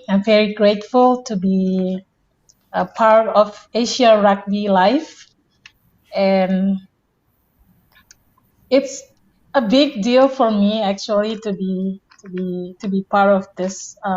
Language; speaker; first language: English; non-native, fluent; Indonesian